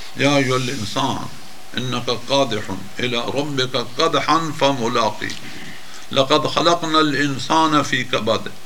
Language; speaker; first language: Urdu; non-native, local second language; Punjabi